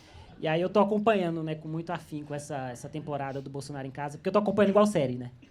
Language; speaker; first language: Portuguese; native; Portuguese